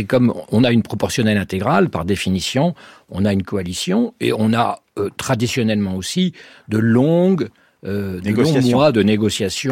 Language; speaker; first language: French; native; French